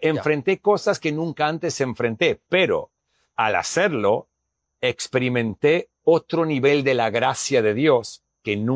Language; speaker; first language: Spanish; non-native, fluent; English